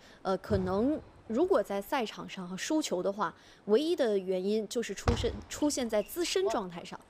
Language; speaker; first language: Chinese; native; Chinese